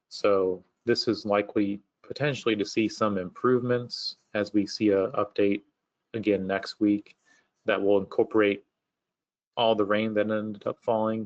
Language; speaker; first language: English; native; English